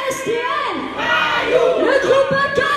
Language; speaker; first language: French; native; French